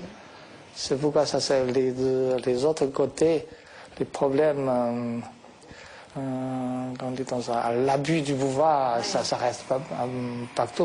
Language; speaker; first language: French; non-native, fluent; Chinese